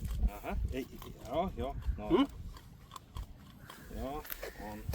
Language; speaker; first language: Finnish; non-native, learner; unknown